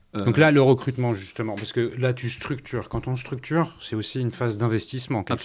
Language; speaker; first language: French; native; French